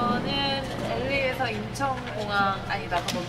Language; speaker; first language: Korean; early bilingual, heritage; Korean